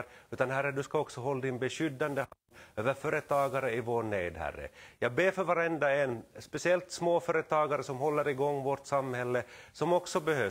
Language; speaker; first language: Swedish; native; Swedish